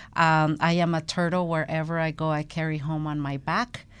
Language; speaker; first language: English; non-native, fluent; Spanish